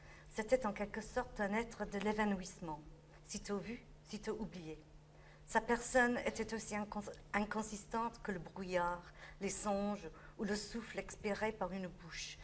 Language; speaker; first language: French; non-native, fluent; English